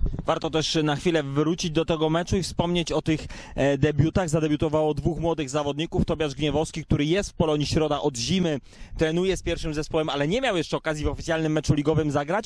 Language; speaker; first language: Polish; native; Polish